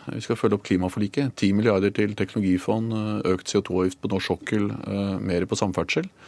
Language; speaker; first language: Norwegian; native; Norwegian